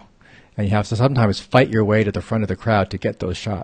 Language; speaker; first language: English; native; English